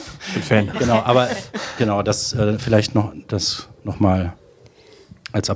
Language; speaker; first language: German; native; German